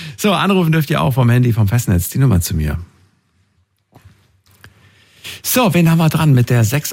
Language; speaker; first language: German; native; German